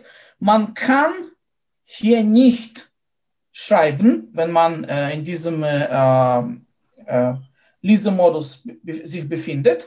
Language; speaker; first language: German; non-native, fluent; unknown